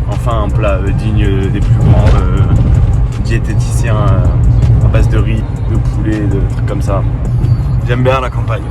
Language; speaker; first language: French; native; French